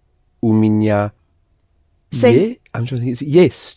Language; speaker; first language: Russian; non-native, learner; English